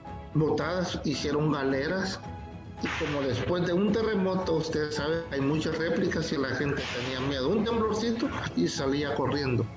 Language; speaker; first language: Spanish; native; Spanish